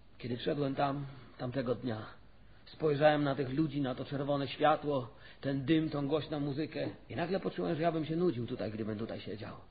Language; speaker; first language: Polish; native; Polish